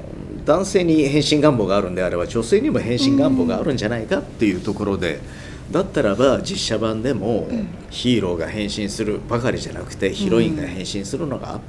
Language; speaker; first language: Japanese; native; Japanese